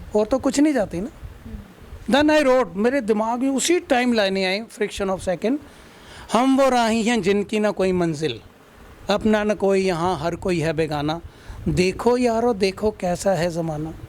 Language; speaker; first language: Hindi; non-native, local second language; Punjabi